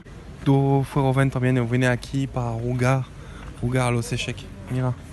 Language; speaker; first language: Spanish; non-native, learner; French